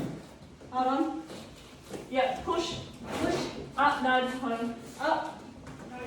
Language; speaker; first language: English; native; English